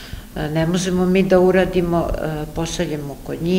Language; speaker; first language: Serbian; native; Serbian